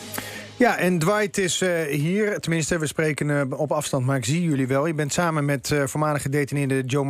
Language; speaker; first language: Dutch; native; Dutch